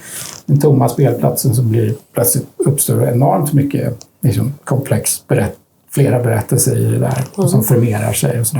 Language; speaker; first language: Swedish; native; Swedish